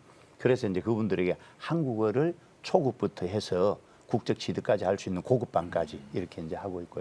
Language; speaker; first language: Korean; native; Korean